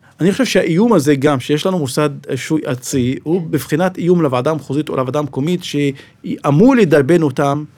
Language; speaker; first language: Hebrew; non-native, local second language; Arabic